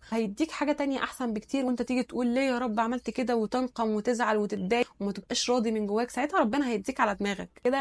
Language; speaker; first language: Arabic; native; Arabic